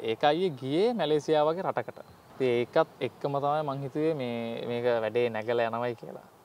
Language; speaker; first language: Sinhala; native; Sinhala